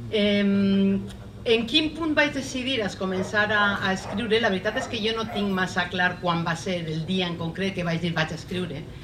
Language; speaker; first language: Catalan; native; Catalan